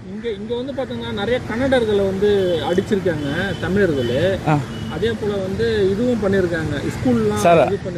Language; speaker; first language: Tamil; native; Tamil